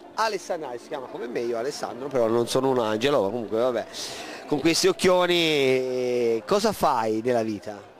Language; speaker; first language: Italian; native; Italian